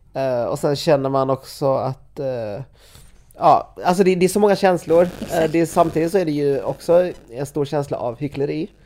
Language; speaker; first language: Swedish; early bilingual, other home language; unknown